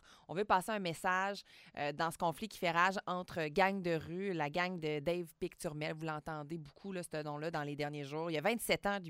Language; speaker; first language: French; native; French